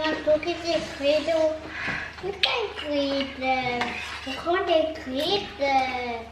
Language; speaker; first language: Dutch; early bilingual, heritage; Indonesian